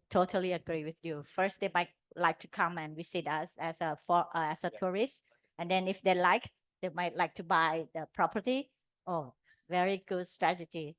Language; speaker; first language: English; non-native, learner; Thai